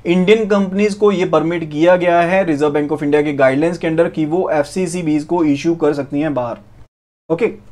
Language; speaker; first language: Hindi; native; Hindi